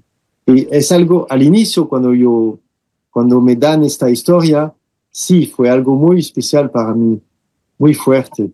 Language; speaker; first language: Spanish; non-native, fluent; French